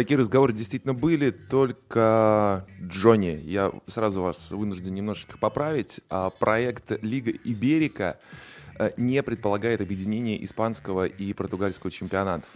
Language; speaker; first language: Russian; native; Russian